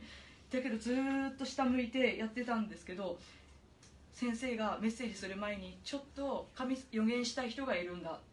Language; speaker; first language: Japanese; native; Japanese